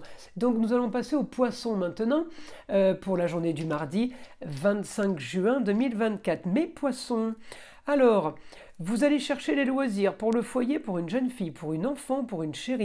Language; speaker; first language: French; native; French